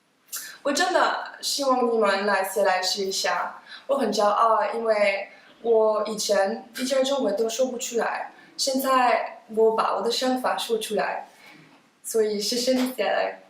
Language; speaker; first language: Chinese; non-native, fluent; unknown